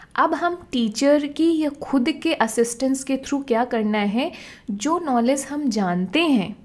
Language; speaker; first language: Hindi; native; Hindi